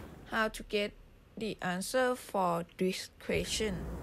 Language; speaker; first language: English; non-native, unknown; Thai